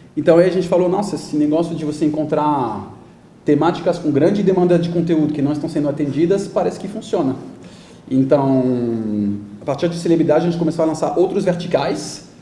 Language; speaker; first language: Portuguese; non-native, fluent; French